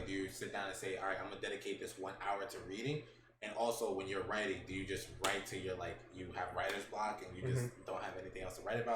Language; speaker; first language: English; native; English